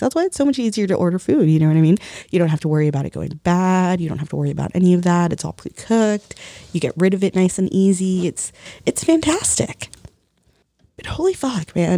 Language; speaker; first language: English; early bilingual, other home language; Spanish